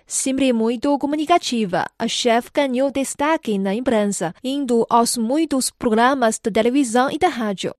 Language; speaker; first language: Portuguese; non-native, fluent; Chinese